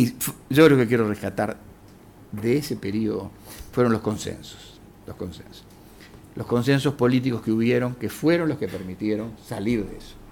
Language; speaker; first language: Spanish; native; Spanish